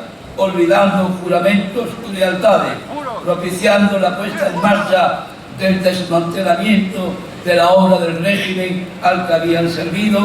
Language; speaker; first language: Spanish; native; Spanish